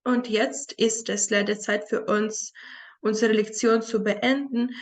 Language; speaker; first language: German; non-native, fluent; Ukrainian